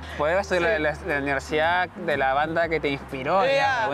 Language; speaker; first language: Spanish; native; Spanish